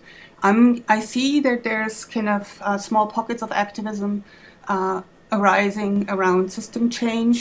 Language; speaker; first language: English; non-native, fluent; German